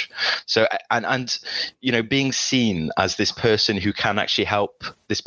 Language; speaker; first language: English; early bilingual, other home language; French